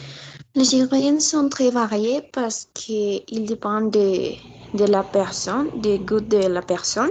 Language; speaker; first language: French; non-native, learner; Spanish